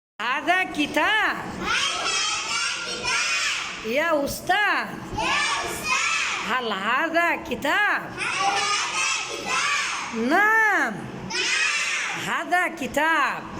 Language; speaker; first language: Arabic; non-native, fluent; Bangla